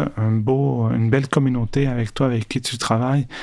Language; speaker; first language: French; non-native, fluent; Spanish